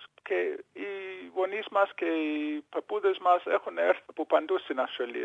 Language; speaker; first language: Greek; early bilingual, heritage; English